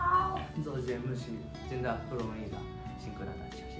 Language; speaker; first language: Chinese; non-native, learner; Japanese